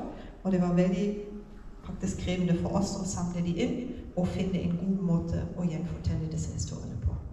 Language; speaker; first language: Norwegian; non-native, fluent; German